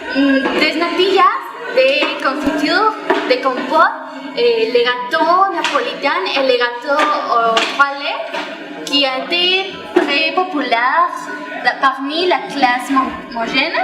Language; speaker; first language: French; non-native, learner; Spanish